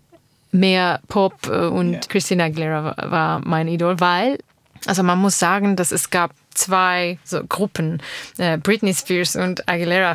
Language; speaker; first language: German; non-native, learner; Armenian